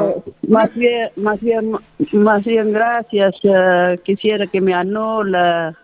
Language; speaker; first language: Spanish; non-native, local second language; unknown